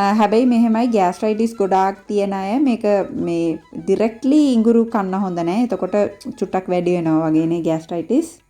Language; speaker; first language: Sinhala; non-native, local second language; Tamil